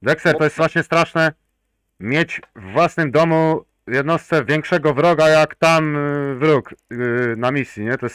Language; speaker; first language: Polish; native; Polish